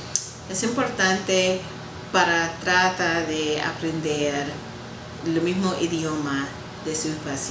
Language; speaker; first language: Spanish; non-native, learner; English